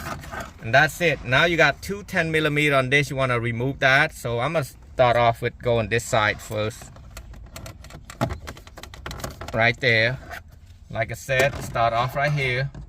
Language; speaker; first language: English; non-native, local second language; Khmer